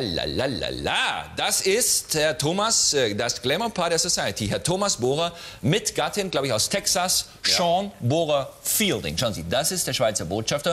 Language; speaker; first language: German; native; German